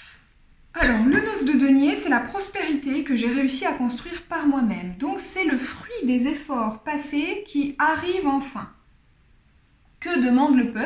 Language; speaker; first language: French; native; French